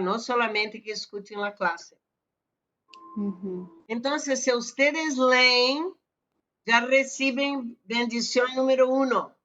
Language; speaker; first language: Spanish; non-native, fluent; Portuguese